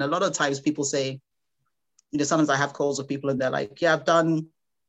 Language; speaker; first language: English; non-native, local second language; Igbo